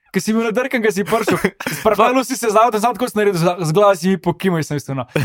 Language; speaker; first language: Slovenian; native; Slovenian